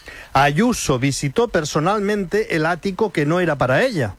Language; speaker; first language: Spanish; native; Spanish